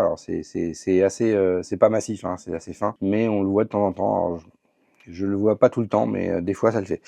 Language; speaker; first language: French; native; French